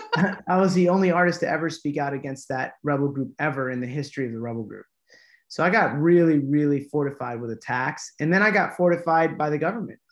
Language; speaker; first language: English; native; English